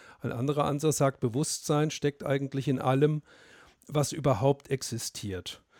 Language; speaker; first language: German; native; German